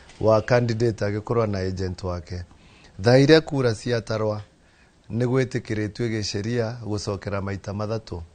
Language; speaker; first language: Kikuyu; non-native, local second language; Embu